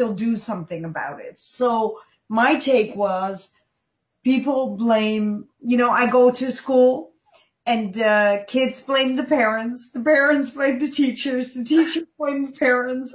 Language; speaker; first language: English; non-native, local second language; Dutch